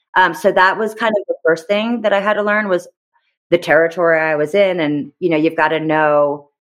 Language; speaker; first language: English; native; English